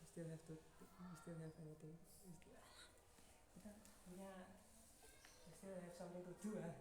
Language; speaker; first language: English; non-native, learner; Indonesian